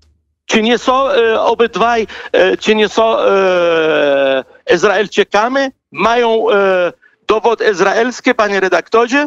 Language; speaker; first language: Polish; non-native, fluent; Arabic